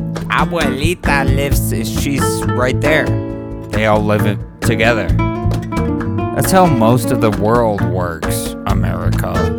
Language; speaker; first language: English; early bilingual, other home language; Spanish